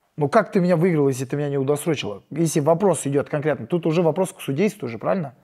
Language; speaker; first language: Russian; non-native, local second language; Kyrgyz